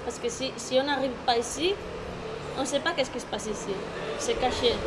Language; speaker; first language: French; non-native, fluent; Spanish